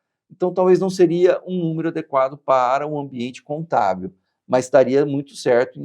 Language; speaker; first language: Portuguese; native; Portuguese